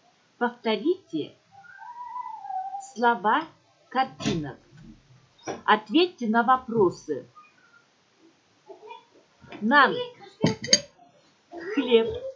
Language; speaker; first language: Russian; non-native, local second language; Kyrgyz